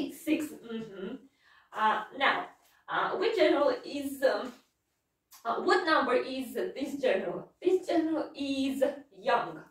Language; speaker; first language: English; non-native, fluent; Russian